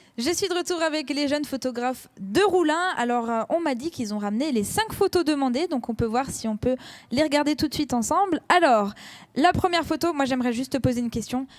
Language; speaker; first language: French; native; French